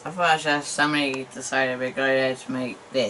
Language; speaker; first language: English; native; English